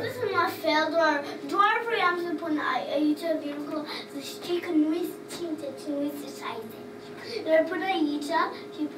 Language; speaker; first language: Romanian; early bilingual, heritage; English